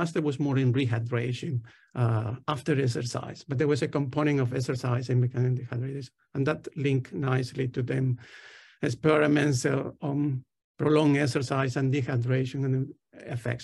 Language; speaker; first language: English; non-native, fluent; Spanish